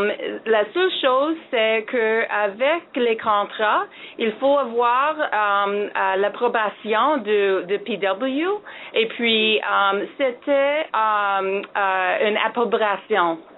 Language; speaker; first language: French; non-native, fluent; English